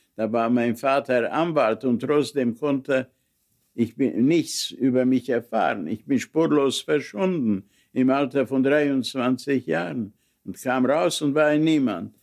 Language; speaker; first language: German; non-native, fluent; Hungarian